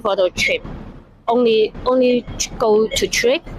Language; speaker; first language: English; non-native, learner; Cantonese